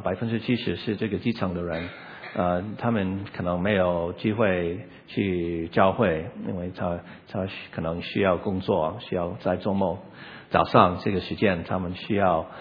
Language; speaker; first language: Chinese; non-native, learner; English